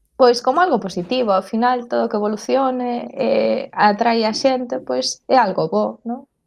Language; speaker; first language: Galician; non-native, local second language; Spanish